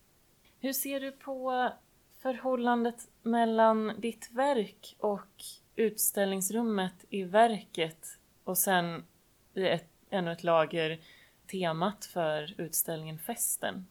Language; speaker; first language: Swedish; native; Swedish